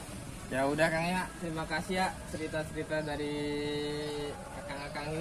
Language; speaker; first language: Indonesian; native; Indonesian